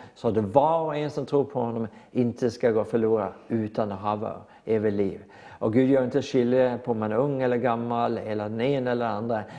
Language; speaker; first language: Swedish; non-native, fluent; Norwegian